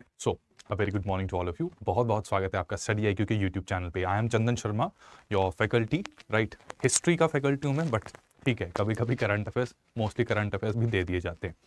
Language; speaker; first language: Hindi; native; Hindi